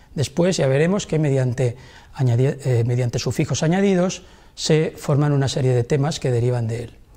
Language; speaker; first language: Spanish; non-native, local second language; Catalan